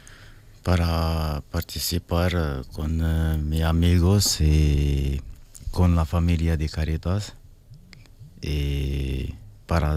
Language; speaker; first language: Spanish; non-native, learner; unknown